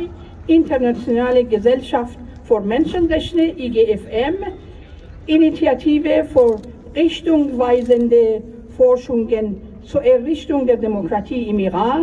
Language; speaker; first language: German; non-native, fluent; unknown